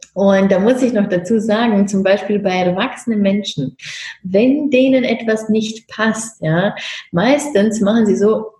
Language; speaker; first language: German; non-native, fluent; Romanian